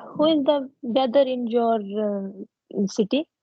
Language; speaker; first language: English; non-native, learner; Punjabi